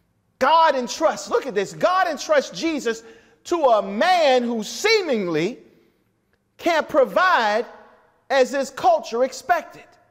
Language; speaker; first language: English; native; English